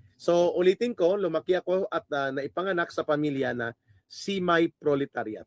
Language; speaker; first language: Filipino; non-native, local second language; Hiligaynon